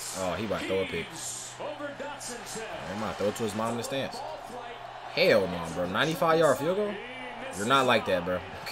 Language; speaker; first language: English; native; English